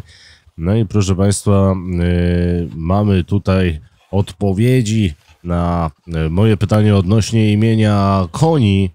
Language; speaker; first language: Polish; native; Polish